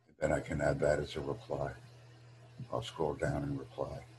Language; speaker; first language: English; native; English